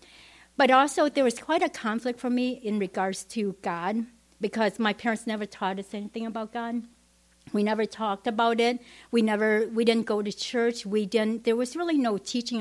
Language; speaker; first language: English; non-native, fluent; Vietnamese